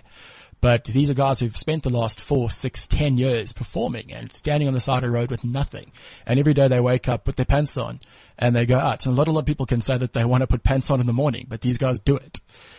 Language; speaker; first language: English; native; English